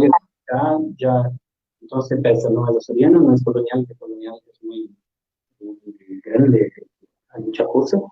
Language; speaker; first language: Spanish; non-native, learner; Portuguese